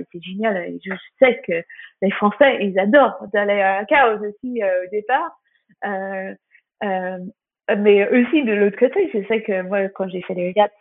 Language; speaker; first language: French; non-native, fluent; English